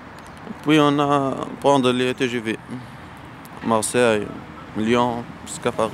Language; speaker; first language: French; non-native, local second language; Arabic